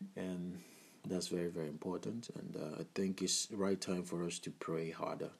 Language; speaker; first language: English; non-native, local second language; Igbo